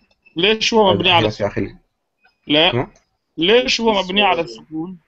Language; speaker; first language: Arabic; non-native, fluent; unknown